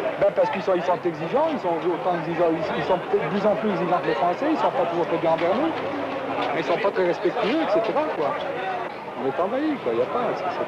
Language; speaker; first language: French; native; French